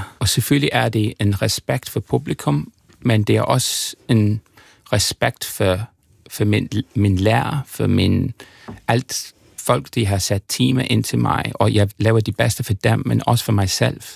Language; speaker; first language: Danish; non-native, fluent; English